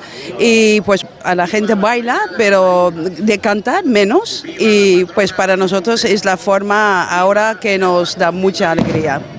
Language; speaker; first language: Spanish; non-native, fluent; Dutch